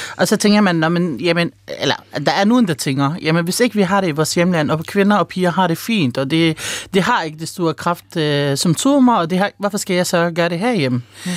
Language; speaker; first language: Danish; early bilingual, other home language; Arabic